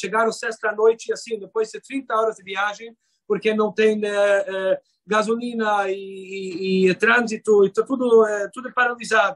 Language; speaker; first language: Portuguese; non-native, fluent; Hebrew